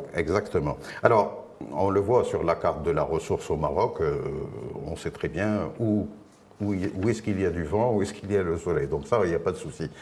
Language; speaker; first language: French; non-native, local second language; Arabic